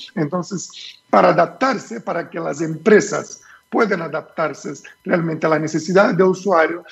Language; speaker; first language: Spanish; non-native, fluent; Portuguese